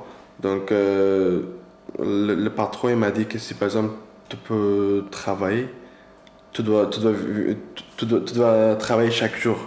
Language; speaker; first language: French; non-native, learner; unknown